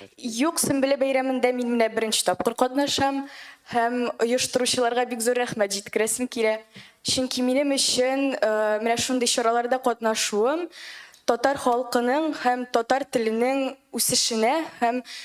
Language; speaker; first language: Tatar; native; Tatar